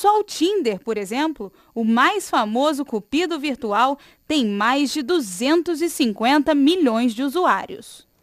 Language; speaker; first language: Portuguese; native; Portuguese